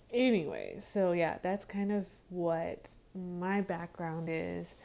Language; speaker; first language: English; native; English